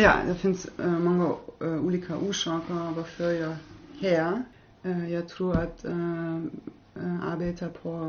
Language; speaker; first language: Swedish; non-native, learner; German